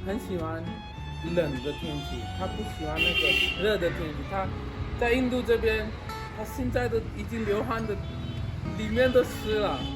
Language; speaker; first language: Chinese; non-native, fluent; Hindi